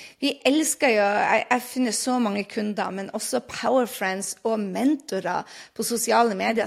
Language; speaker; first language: Norwegian; native; Norwegian